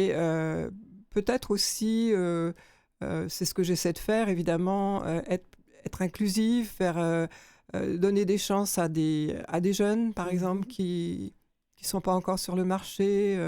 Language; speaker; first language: French; native; French